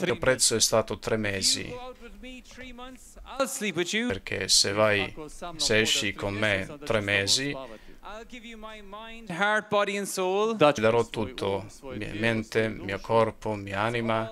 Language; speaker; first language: Italian; non-native, fluent; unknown